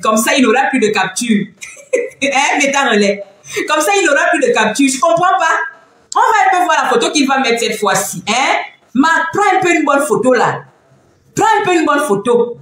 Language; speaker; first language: French; non-native, local second language; Fang